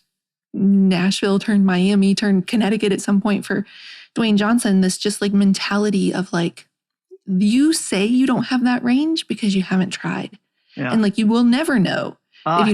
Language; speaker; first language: English; native; English